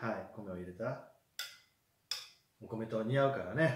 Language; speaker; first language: Japanese; native; Japanese